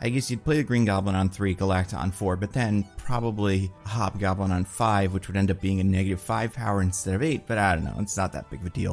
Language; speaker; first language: English; native; English